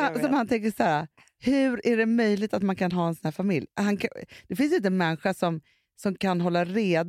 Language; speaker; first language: Swedish; native; Swedish